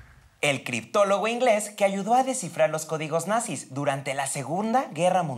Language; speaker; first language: Spanish; native; Spanish